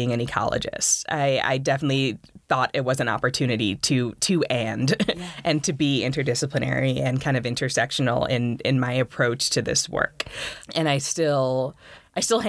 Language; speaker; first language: English; native; English